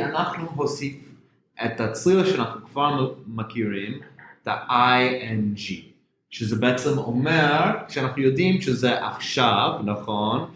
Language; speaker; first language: Hebrew; non-native, fluent; English